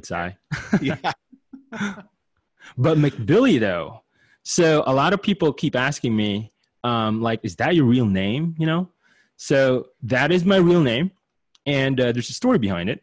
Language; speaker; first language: English; non-native, local second language; Filipino